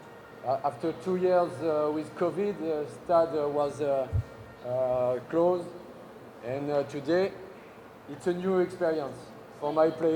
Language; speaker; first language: English; non-native, learner; French